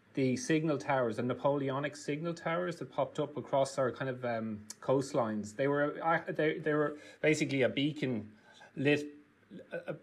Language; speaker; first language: English; native; English